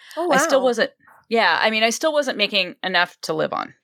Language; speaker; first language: English; native; English